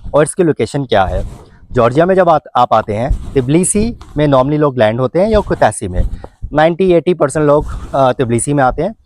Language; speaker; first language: Urdu; native; Urdu